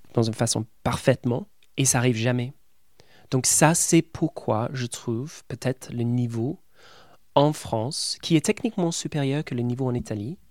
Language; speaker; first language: French; non-native, fluent; English